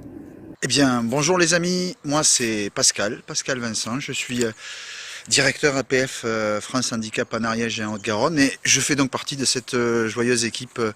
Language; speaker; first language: French; native; French